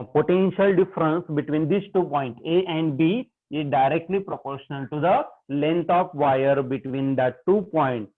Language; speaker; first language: English; non-native, local second language; Marathi